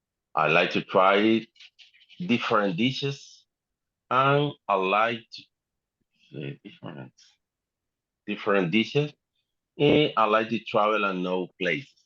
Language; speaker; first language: English; non-native, learner; Spanish